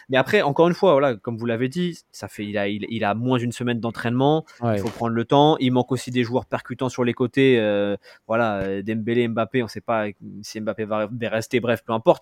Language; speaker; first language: French; native; French